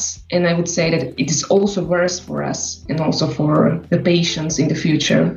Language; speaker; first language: English; non-native, fluent; Slovak